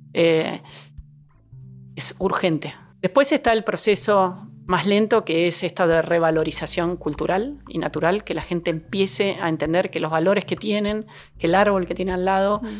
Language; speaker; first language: Spanish; native; Spanish